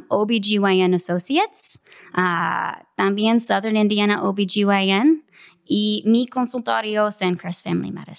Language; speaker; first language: Spanish; non-native, fluent; English